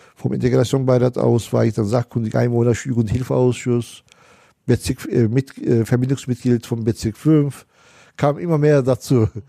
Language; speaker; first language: German; non-native, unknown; Turkish